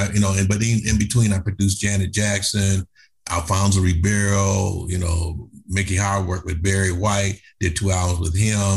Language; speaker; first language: English; native; English